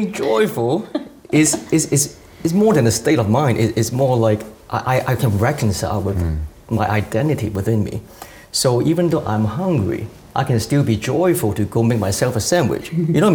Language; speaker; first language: English; non-native, local second language; Cantonese